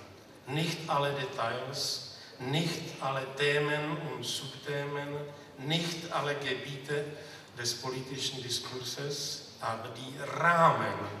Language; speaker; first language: German; non-native, fluent; Czech